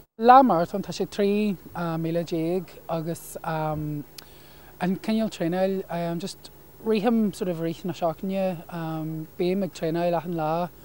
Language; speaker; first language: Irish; non-native, local second language; English